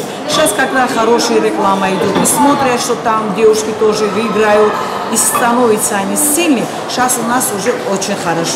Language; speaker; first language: Russian; non-native, learner; Georgian